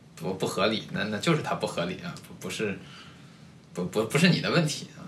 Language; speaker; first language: Chinese; native; Chinese